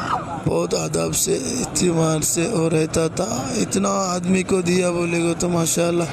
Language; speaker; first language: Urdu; non-native, fluent; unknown